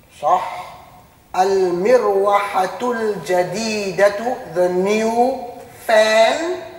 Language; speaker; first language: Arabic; non-native, fluent; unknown